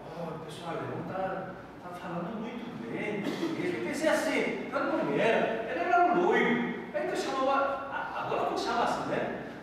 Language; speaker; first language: Portuguese; non-native, fluent; Korean